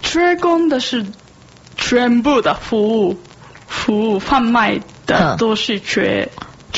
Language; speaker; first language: Chinese; non-native, learner; Japanese